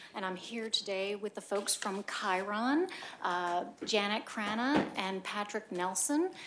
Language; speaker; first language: English; native; English